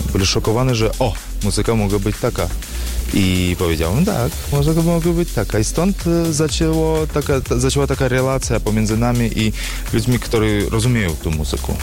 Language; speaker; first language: Polish; non-native, learner; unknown